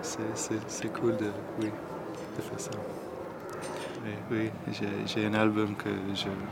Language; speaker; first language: French; non-native, learner; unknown